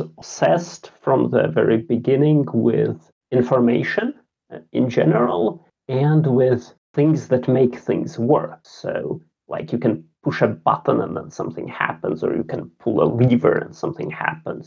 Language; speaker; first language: English; non-native, fluent; Latvian